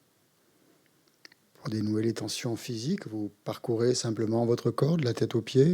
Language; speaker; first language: French; native; French